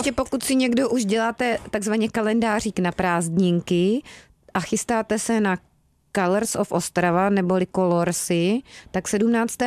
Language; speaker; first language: Czech; native; Czech